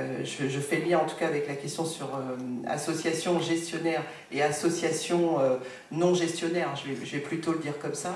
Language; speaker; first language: French; native; French